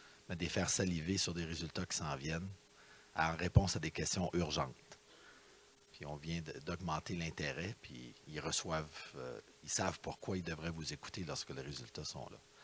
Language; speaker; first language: French; native; French